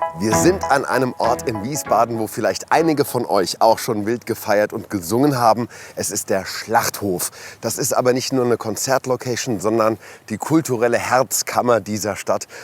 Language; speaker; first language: German; native; German